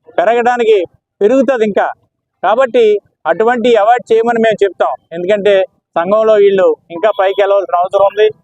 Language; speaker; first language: Telugu; native; Telugu